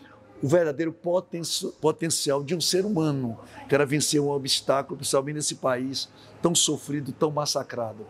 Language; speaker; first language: Portuguese; native; Portuguese